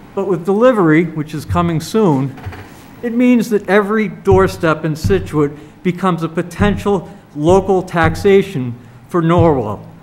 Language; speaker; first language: English; native; English